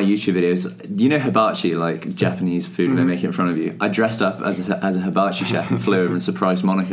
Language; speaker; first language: English; native; English